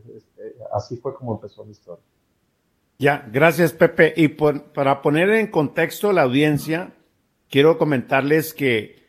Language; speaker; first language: Spanish; native; Spanish